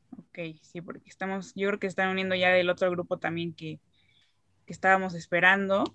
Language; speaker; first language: Spanish; native; Spanish